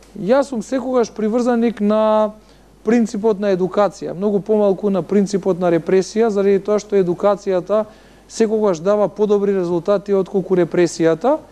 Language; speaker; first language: Macedonian; native; Macedonian